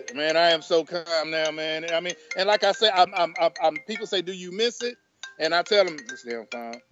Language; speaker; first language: English; native; English